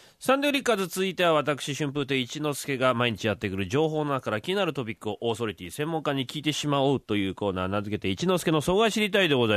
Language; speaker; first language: Japanese; native; Japanese